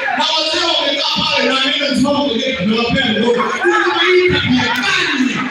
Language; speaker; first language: Swahili; non-native, local second language; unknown